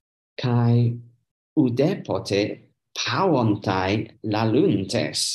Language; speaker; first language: Greek; non-native, learner; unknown